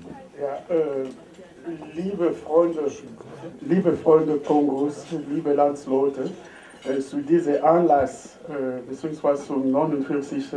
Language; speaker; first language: German; non-native, fluent; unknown